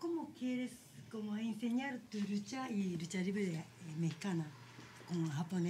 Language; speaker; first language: Spanish; non-native, learner; Japanese